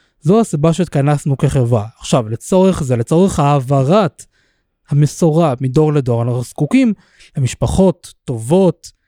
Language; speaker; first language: Hebrew; native; Hebrew